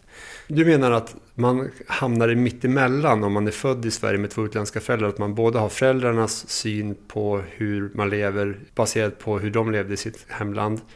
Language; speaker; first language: Swedish; native; Swedish